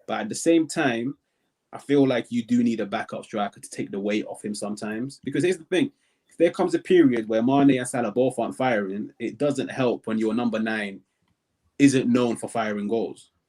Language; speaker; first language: English; native; English